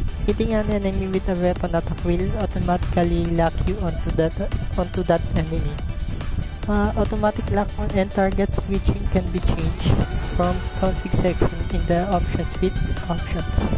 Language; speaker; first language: English; non-native, local second language; Filipino